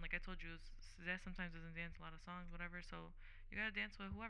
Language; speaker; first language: English; early bilingual, other home language; Portuguese